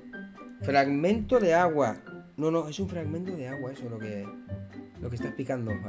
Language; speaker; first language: Spanish; native; Spanish